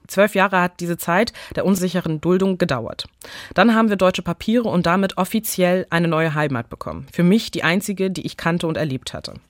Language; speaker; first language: German; early bilingual, other home language; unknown